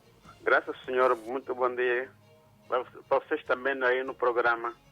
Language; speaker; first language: Portuguese; non-native, local second language; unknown